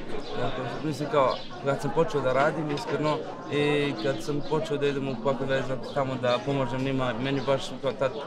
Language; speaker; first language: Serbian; non-native, fluent; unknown